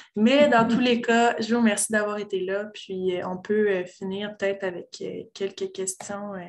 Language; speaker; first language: French; native; French